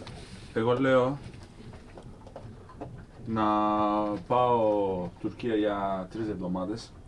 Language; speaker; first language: Greek; non-native, fluent; Turkish